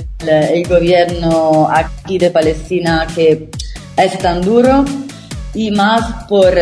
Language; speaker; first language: Spanish; non-native, fluent; Italian